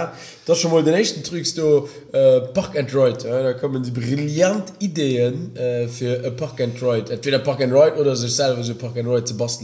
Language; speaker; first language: German; native; German